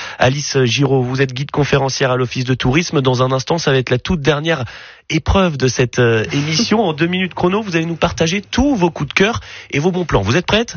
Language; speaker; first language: French; native; French